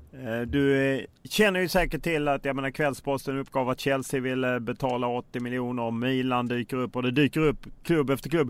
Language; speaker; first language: Swedish; native; Swedish